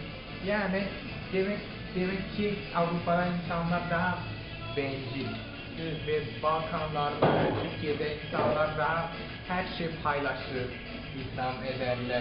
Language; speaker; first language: Turkish; non-native, learner; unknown